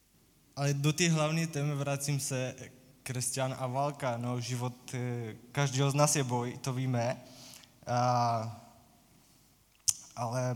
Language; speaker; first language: Czech; non-native, fluent; Ukrainian